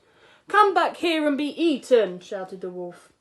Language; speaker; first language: English; native; English